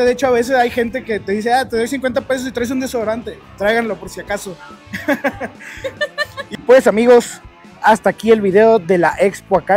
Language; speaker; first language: Spanish; native; Spanish